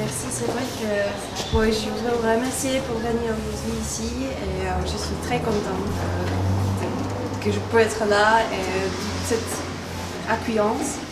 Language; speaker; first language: French; non-native, fluent; Czech